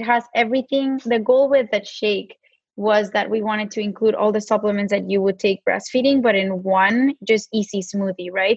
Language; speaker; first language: English; non-native, fluent; Spanish